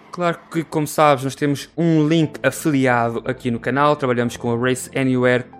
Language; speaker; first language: English; non-native, learner; Portuguese